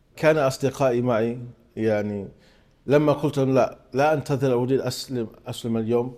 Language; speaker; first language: Arabic; non-native, fluent; English